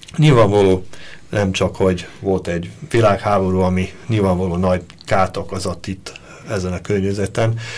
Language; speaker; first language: Hungarian; early bilingual, heritage; Hungarian